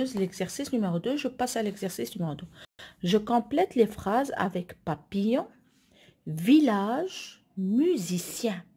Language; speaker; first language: French; non-native, local second language; Arabic